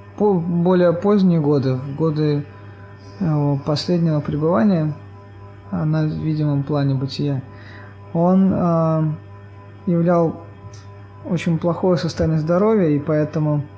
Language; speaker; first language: Russian; native; Russian